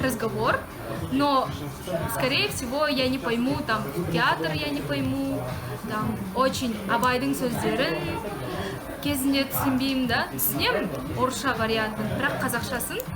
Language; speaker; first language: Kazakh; non-native, learner; Yakut